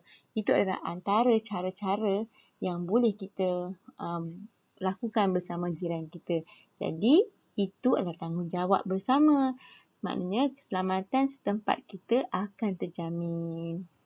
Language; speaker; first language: Malay; native; Malay